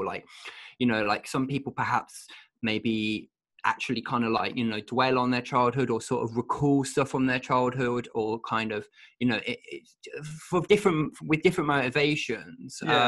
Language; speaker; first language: English; native; English